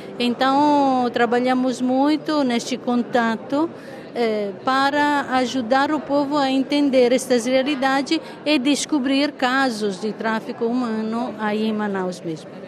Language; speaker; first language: Portuguese; non-native, fluent; Italian